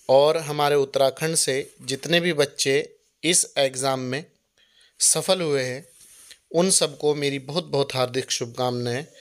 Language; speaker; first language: Hindi; native; Hindi